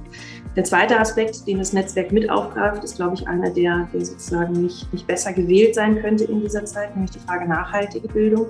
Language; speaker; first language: German; native; German